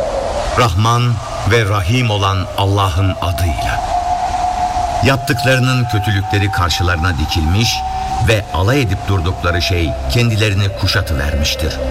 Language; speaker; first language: Turkish; native; Turkish